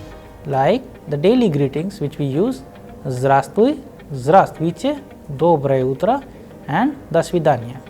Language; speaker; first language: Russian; non-native, fluent; Hindi